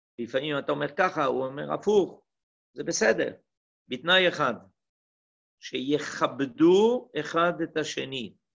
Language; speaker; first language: Hebrew; non-native, fluent; French